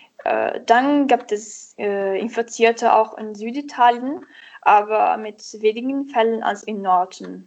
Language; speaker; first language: German; non-native, learner; Italian